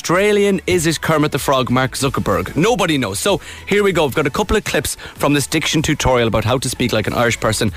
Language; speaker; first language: English; native; English